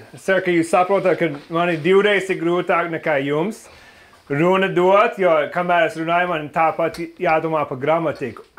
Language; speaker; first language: Latvian; early bilingual, other home language; English